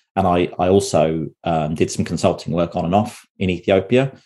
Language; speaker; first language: English; native; English